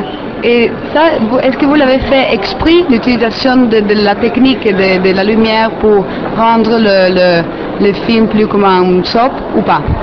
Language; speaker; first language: French; non-native, fluent; Italian